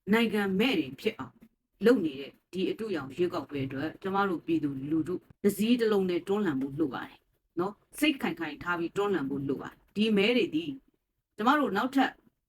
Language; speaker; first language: Burmese; native; Burmese